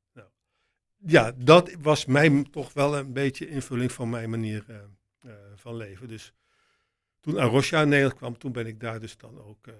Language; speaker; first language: Dutch; native; Dutch